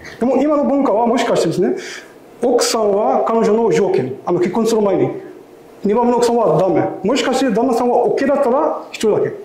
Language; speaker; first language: Japanese; non-native, learner; Arabic